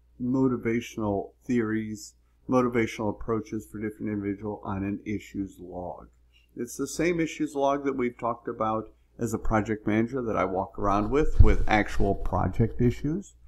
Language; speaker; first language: English; native; English